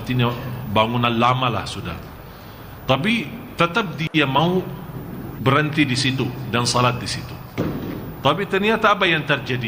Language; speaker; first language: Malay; non-native, fluent; Arabic